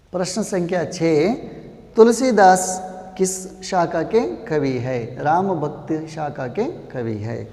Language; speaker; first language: Hindi; non-native, local second language; Kannada